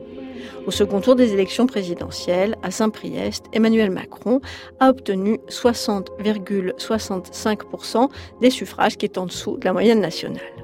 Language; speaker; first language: French; native; French